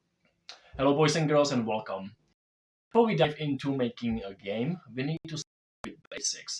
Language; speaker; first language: English; non-native, fluent; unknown